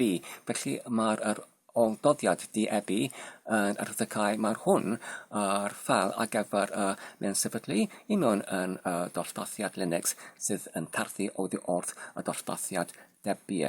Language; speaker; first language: Welsh; non-native, learner; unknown